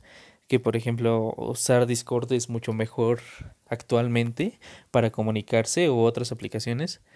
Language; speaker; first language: Spanish; native; Spanish